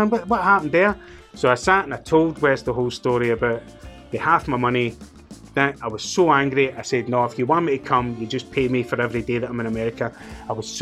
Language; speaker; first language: English; native; English